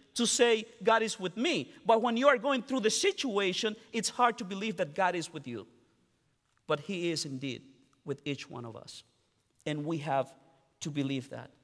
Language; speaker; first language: English; non-native, fluent; Spanish